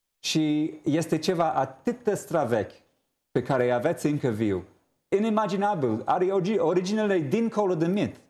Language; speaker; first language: Romanian; non-native, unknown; English